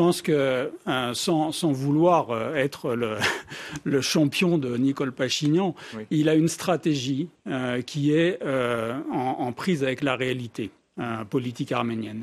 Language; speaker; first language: French; native; French